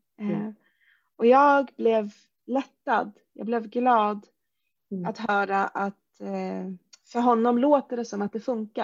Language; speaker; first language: Swedish; early bilingual, other home language; Arabic